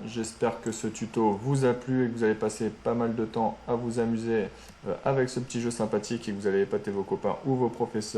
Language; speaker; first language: French; native; French